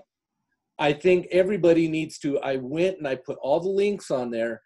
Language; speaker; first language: English; native; English